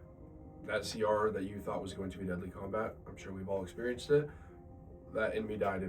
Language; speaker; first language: English; native; English